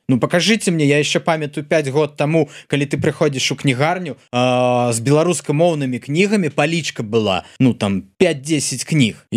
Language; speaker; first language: Belarusian; non-native, local second language; Russian